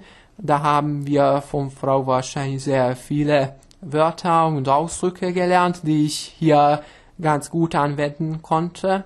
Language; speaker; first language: German; non-native, local second language; Hungarian